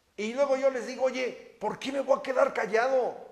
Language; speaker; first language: Spanish; native; Spanish